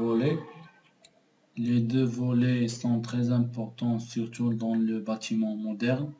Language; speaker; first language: French; non-native, local second language; Arabic